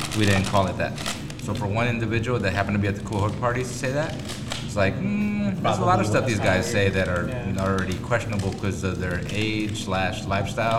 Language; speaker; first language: English; early bilingual, other home language; Spanish